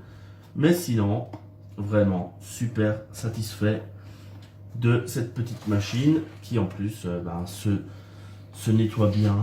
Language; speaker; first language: French; native; French